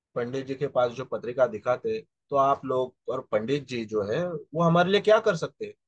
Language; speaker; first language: Hindi; non-native, local second language; Marathi